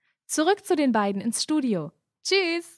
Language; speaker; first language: German; native; German